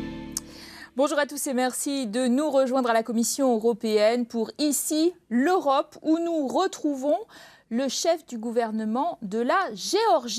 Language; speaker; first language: French; native; French